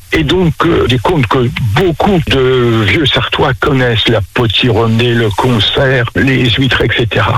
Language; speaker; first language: French; native; French